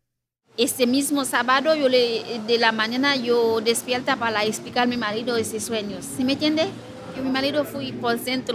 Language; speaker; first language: Spanish; non-native, learner; Haitian Creole